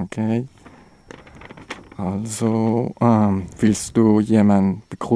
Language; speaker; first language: German; non-native, learner; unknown